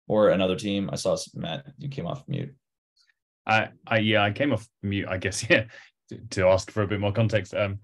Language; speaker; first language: English; native; English